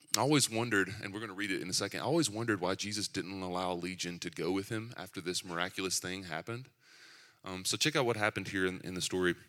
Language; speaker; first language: English; native; English